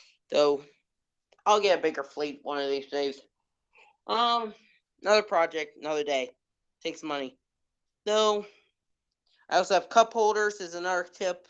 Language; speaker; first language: English; native; English